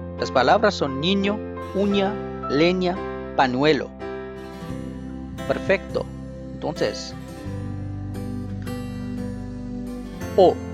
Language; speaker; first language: Spanish; non-native, fluent; Bangla